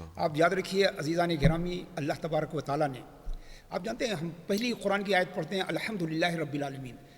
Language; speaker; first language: Urdu; native; Urdu